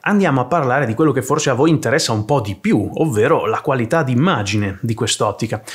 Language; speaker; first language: Italian; native; Italian